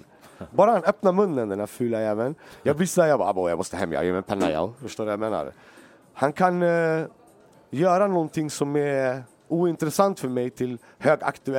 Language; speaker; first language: Swedish; native; Swedish